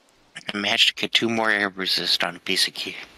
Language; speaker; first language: English; native; English